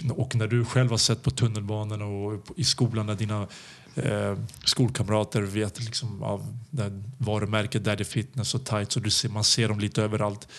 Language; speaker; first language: Swedish; early bilingual, other home language; Serbian